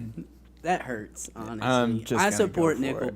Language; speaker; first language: English; native; English